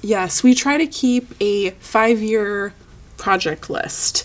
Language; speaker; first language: English; native; English